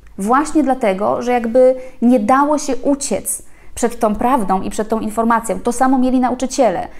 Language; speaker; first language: Polish; native; Polish